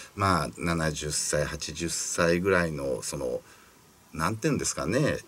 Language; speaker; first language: Japanese; native; Japanese